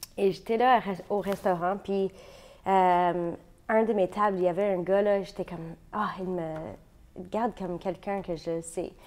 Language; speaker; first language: French; non-native, fluent; English